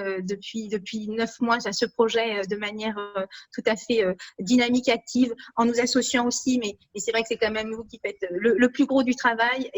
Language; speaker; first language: French; native; French